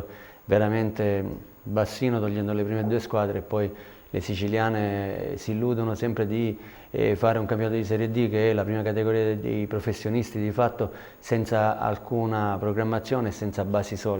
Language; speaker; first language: Italian; native; Italian